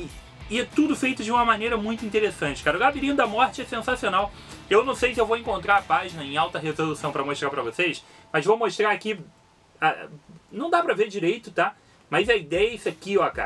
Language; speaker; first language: Portuguese; native; Portuguese